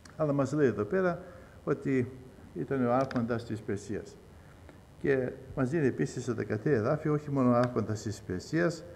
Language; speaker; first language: Greek; early bilingual, heritage; Greek